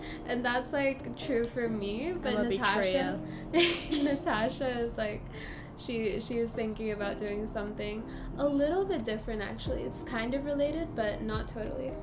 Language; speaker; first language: English; native; English